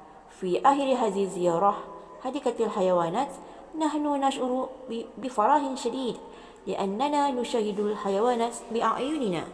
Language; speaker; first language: Arabic; non-native, fluent; Malay